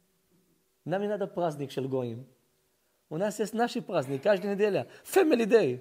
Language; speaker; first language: Russian; early bilingual, heritage; Russian